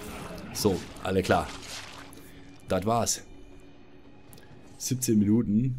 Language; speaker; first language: German; native; German